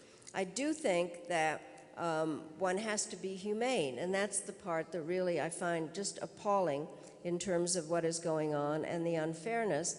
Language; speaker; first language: English; early bilingual, other home language; Czech